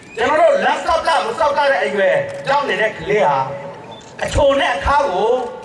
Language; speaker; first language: Burmese; non-native, local second language; S'gaw Karen